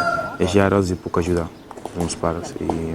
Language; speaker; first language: Catalan; early bilingual, other home language; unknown